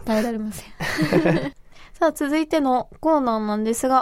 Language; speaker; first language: Japanese; native; Japanese